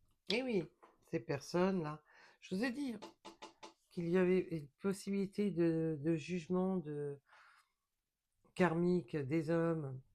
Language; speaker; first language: French; native; French